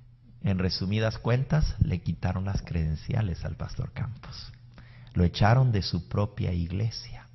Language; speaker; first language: Spanish; native; Spanish